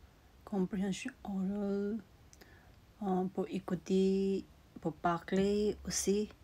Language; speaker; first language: French; non-native, learner; Tibetan